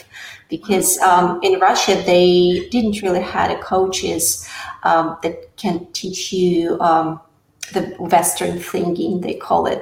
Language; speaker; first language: English; non-native, fluent; Russian